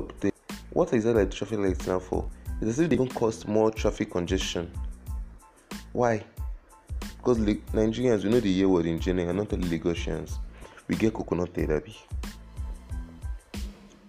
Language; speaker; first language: English; non-native, local second language; Yoruba